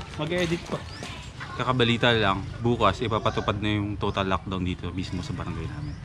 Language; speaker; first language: Filipino; non-native, local second language; Aklanon